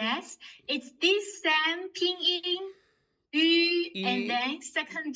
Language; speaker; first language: English; non-native, fluent; Chinese